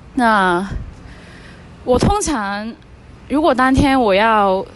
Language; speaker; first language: Chinese; non-native, fluent; Cantonese